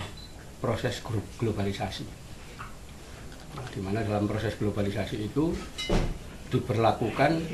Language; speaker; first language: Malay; non-native, local second language; Javanese